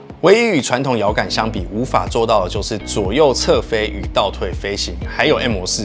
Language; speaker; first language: Chinese; native; Chinese